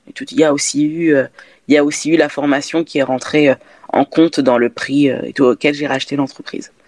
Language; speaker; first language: French; native; French